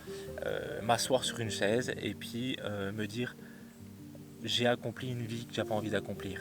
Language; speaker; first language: French; native; French